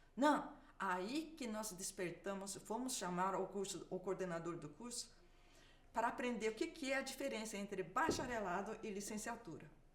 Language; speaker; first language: Portuguese; early bilingual, other home language; Japanese